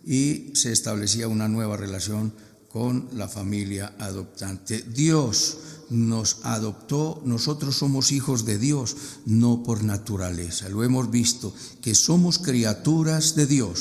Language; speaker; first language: Spanish; native; Spanish